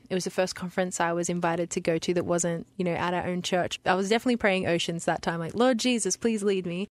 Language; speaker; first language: English; native; English